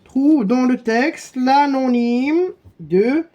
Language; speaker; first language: French; non-native, local second language; Arabic